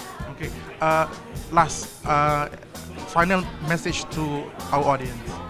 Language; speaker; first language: English; non-native, learner; Malay